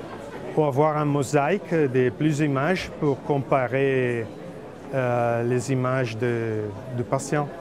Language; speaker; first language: French; non-native, fluent; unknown